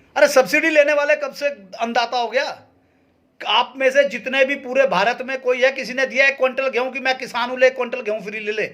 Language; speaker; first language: Hindi; native; Hindi